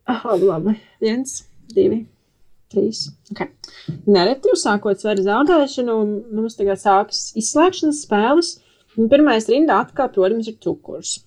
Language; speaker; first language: Latvian; non-native, local second language; Russian